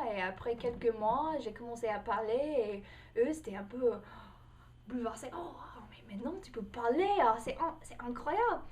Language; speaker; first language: French; non-native, fluent; English